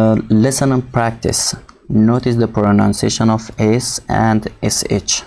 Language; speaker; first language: English; non-native, fluent; Persian